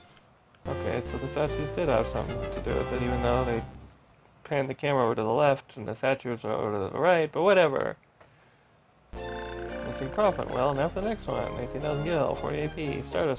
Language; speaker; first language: English; native; English